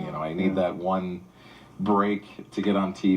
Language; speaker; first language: English; native; English